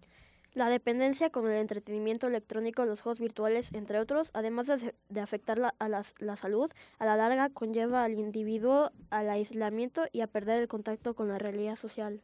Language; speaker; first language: Spanish; native; Spanish